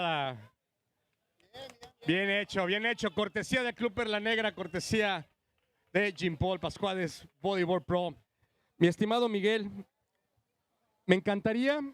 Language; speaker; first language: Spanish; native; Spanish